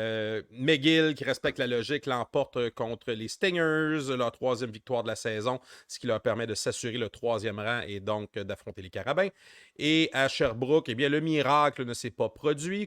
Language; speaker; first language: French; native; French